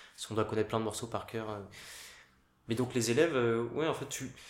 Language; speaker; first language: French; native; French